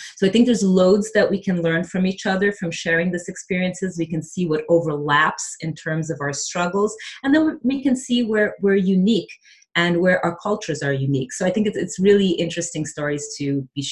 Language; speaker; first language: English; early bilingual, other home language; Portuguese